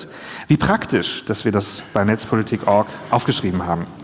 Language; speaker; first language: German; native; German